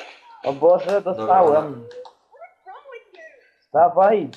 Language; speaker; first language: Polish; native; Polish